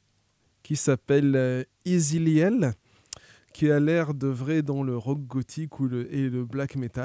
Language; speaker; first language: French; native; French